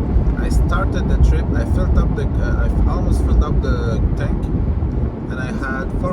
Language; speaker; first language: English; non-native, fluent; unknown